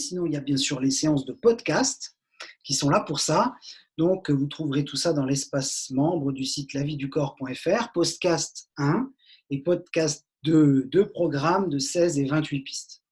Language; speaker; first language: French; native; French